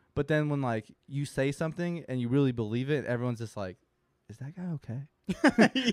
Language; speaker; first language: English; native; English